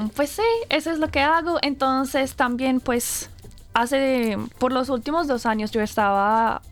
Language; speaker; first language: Spanish; non-native, fluent; English